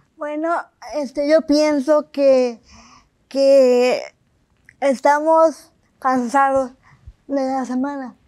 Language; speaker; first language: Spanish; early bilingual, heritage; Spanish